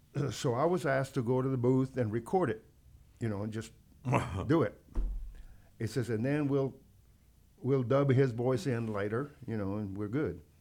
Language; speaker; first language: English; native; English